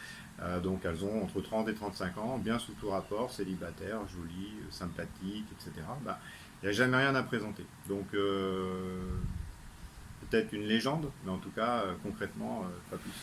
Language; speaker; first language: French; native; French